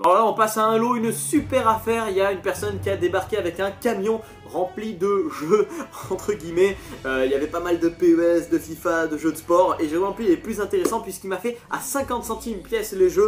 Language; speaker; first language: French; native; French